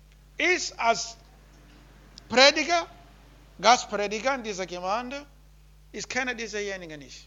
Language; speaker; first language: German; non-native, learner; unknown